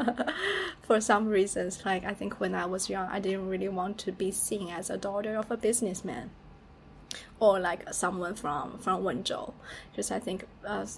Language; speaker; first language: English; non-native, fluent; Chinese